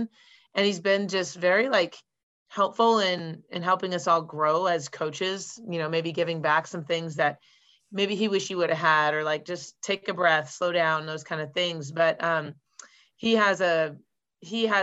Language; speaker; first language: English; native; English